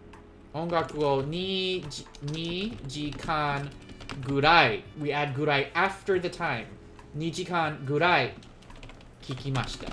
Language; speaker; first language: Japanese; non-native, learner; English